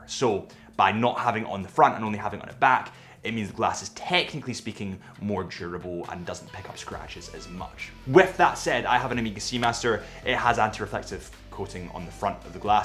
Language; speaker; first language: English; native; English